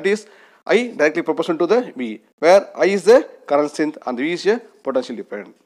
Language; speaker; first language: English; non-native, local second language; Tamil